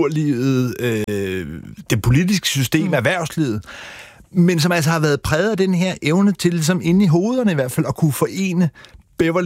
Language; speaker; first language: Danish; native; Danish